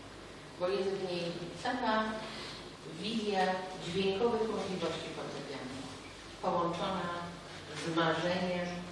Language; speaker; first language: Polish; native; Polish